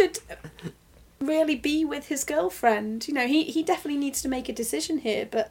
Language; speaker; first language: English; native; English